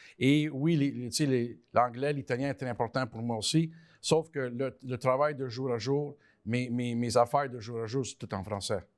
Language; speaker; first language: French; early bilingual, other home language; Italian